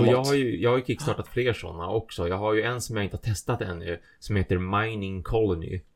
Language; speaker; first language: Swedish; native; Swedish